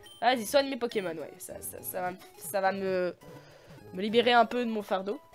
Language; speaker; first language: French; native; French